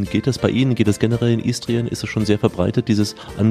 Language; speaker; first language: German; native; German